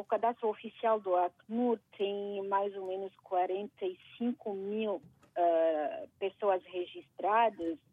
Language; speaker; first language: Portuguese; non-native, fluent; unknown